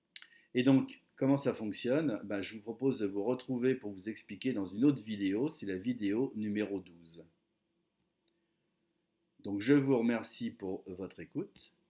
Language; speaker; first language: French; native; French